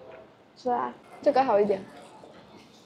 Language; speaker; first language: Chinese; non-native, fluent; Indonesian